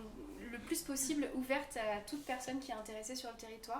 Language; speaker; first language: French; native; French